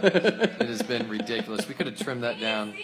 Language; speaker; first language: English; native; English